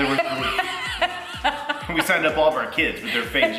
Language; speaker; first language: English; native; English